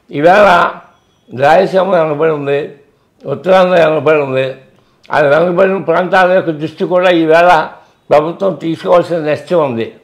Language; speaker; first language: Telugu; native; Telugu